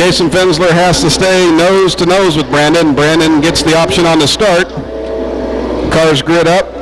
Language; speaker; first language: English; native; English